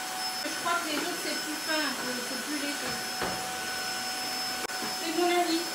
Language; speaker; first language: French; native; French